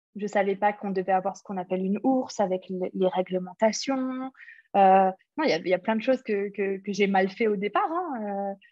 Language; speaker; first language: French; early bilingual, other home language; English